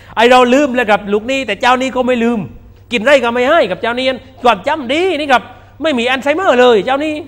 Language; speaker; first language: Thai; non-native, local second language; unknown